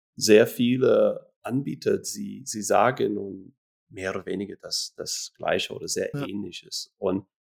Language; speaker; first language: German; non-native, fluent; English